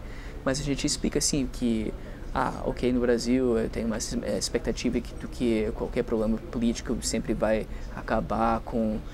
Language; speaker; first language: Portuguese; non-native, fluent; English